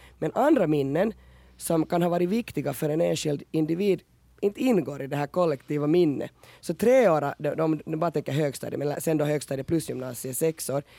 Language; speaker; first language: Swedish; native; Swedish